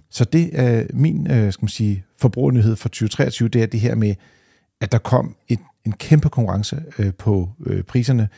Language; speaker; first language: Danish; native; Danish